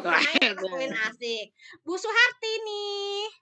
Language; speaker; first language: Indonesian; native; Indonesian